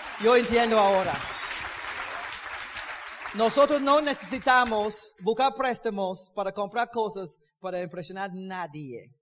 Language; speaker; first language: Spanish; non-native, learner; English